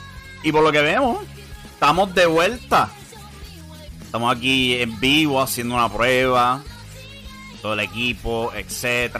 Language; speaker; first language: Spanish; native; Spanish